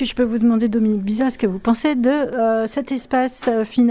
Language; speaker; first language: French; native; French